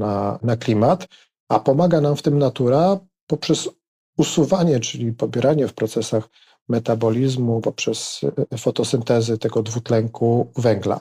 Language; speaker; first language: Polish; native; Polish